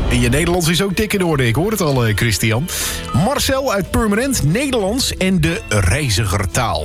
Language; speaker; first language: Dutch; native; Dutch